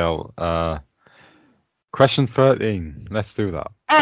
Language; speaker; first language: English; native; English